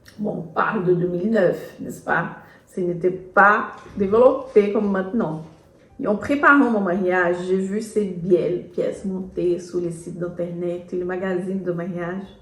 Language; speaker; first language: French; non-native, fluent; Portuguese